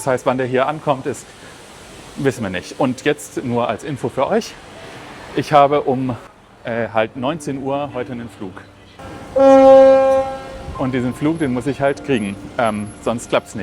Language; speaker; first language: German; native; German